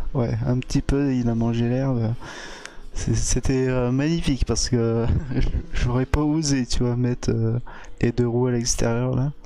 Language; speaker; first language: French; native; French